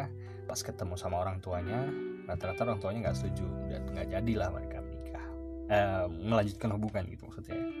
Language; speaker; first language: Indonesian; native; Indonesian